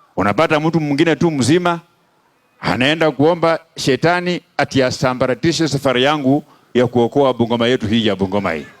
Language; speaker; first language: Swahili; non-native, local second language; Luyia